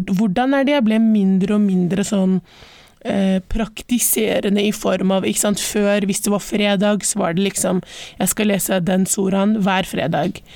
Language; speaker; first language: Norwegian; early bilingual, other home language; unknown